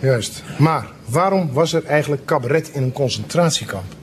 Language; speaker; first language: Dutch; native; Dutch